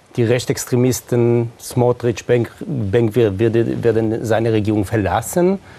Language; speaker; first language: German; non-native, fluent; Hebrew